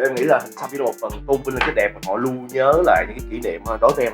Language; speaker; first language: Vietnamese; native; Vietnamese